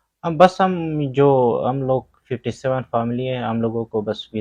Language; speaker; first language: Hindi; non-native, learner; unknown